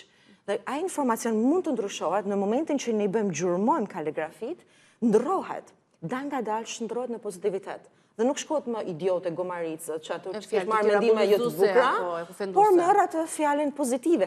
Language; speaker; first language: Albanian; native; Albanian